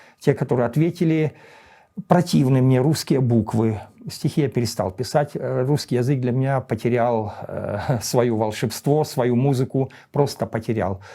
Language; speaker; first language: Russian; native; Russian